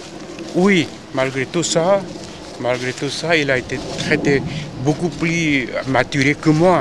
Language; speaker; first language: French; non-native, fluent; Korean